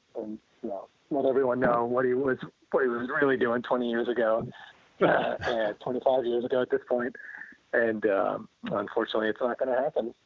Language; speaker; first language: English; native; English